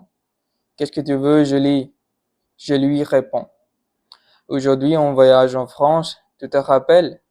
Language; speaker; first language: French; non-native, learner; Punjabi